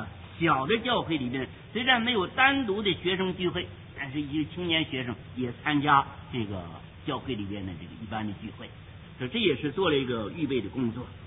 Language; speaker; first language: Chinese; native; Chinese